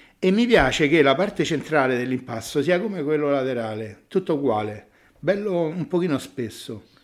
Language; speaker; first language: Italian; native; Italian